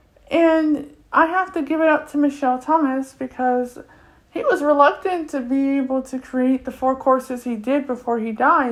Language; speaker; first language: English; native; English